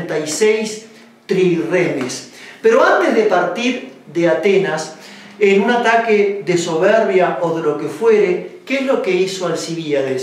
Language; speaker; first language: Spanish; native; Spanish